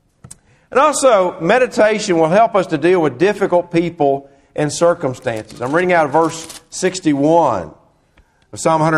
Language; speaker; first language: English; native; English